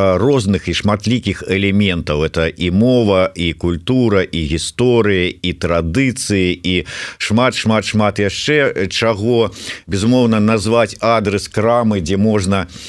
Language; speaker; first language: Belarusian; non-native, local second language; Russian